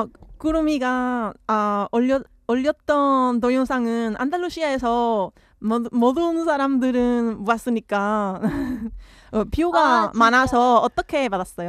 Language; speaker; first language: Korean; non-native, learner; Spanish